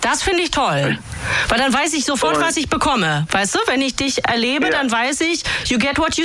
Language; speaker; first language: German; native; German